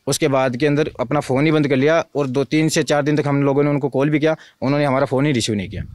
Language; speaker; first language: Hindi; native; Hindi